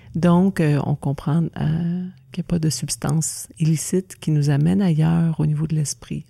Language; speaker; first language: French; native; French